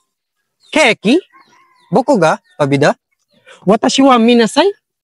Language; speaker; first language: Japanese; non-native, learner; Filipino